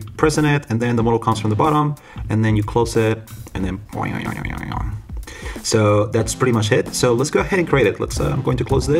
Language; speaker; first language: English; non-native, fluent; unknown